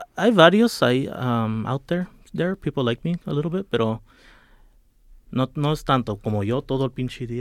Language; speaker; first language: Spanish; early bilingual, heritage; Spanish